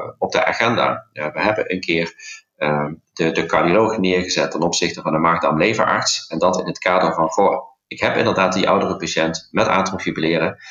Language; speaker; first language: Dutch; non-native, local second language; Limburgish